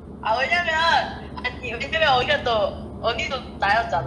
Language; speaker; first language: Korean; non-native, fluent; Chinese